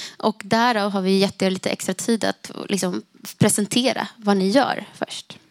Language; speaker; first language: Swedish; native; Swedish